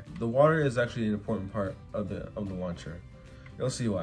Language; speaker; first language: English; native; English